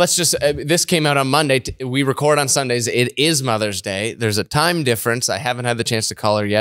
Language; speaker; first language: English; native; English